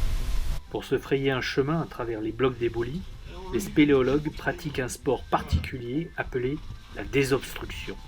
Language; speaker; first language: French; native; French